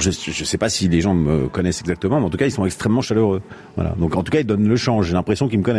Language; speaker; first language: French; native; French